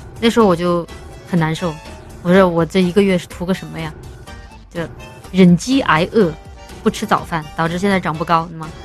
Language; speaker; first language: Chinese; native; Chinese